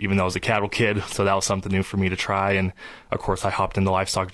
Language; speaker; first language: English; native; English